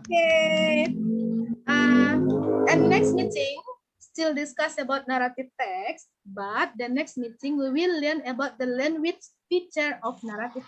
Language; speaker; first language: English; non-native, learner; Indonesian